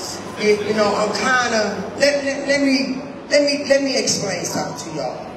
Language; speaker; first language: English; native; English